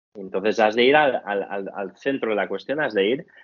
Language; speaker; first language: Spanish; non-native, fluent; Portuguese